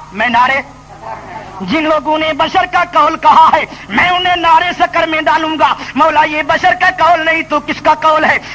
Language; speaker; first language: Urdu; non-native, local second language; Punjabi